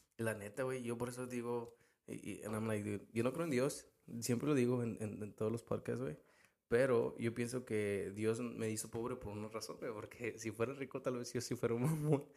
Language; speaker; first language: Spanish; early bilingual, heritage; Spanish